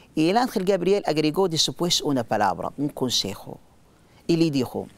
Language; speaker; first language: Spanish; non-native, learner; Arabic